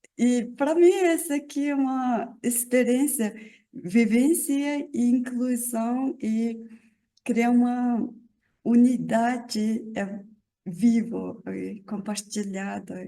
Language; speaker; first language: Portuguese; non-native, learner; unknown